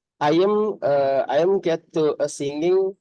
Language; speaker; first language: English; non-native, learner; Indonesian